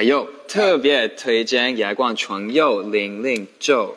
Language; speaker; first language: Chinese; non-native, learner; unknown